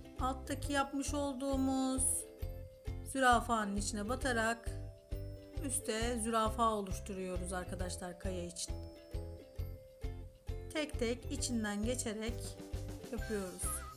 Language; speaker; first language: Turkish; native; Turkish